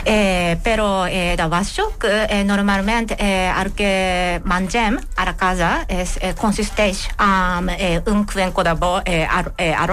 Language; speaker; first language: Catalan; non-native, learner; Japanese